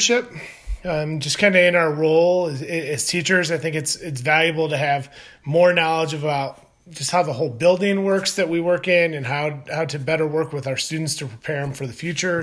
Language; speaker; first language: English; native; English